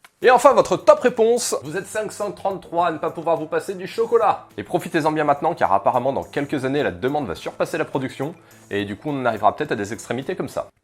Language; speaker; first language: French; native; French